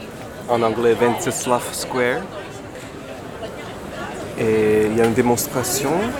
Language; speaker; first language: French; non-native, fluent; Slovak